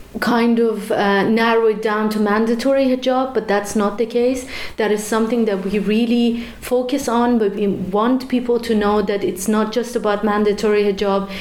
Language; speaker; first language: English; non-native, fluent; Persian